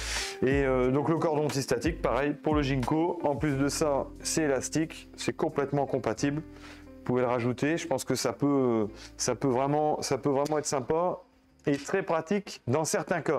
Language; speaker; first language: French; native; French